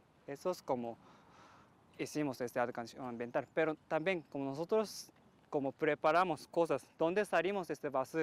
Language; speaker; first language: Spanish; non-native, learner; Japanese